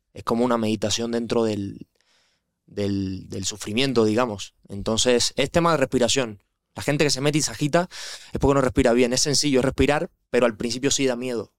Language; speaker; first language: Spanish; native; Spanish